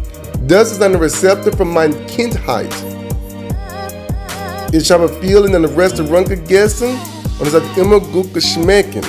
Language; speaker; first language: German; non-native, learner; English